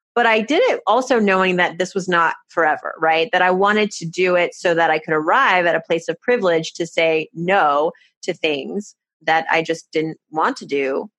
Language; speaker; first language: English; early bilingual, other home language; Persian